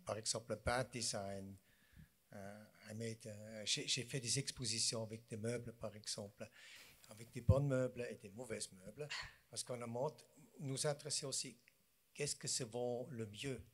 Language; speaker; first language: French; non-native, fluent; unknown